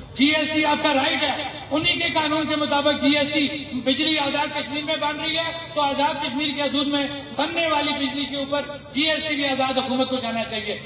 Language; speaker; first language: Urdu; non-native, local second language; Pahari-Potwari